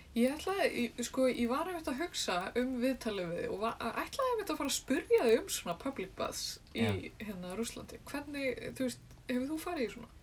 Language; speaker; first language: Icelandic; native; Icelandic